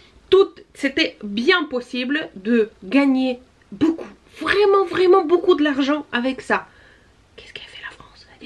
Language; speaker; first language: French; non-native, fluent; Russian